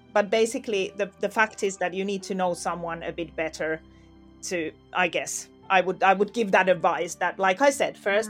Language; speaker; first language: English; non-native, fluent; Finnish